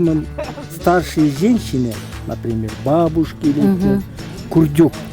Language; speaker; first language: Russian; non-native, local second language; Kyrgyz